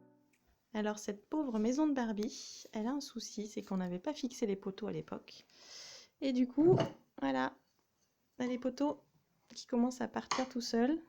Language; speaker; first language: French; native; French